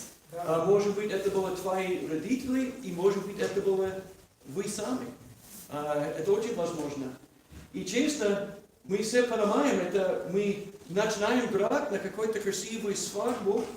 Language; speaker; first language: Russian; non-native, learner; English